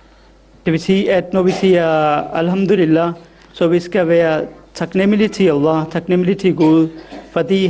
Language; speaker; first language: Danish; non-native, fluent; Urdu